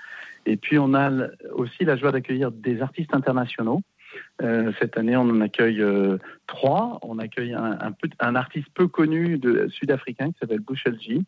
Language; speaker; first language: French; native; French